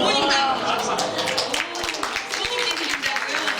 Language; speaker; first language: Korean; native; Korean